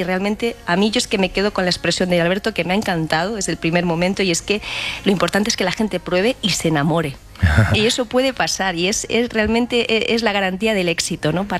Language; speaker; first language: Spanish; native; Spanish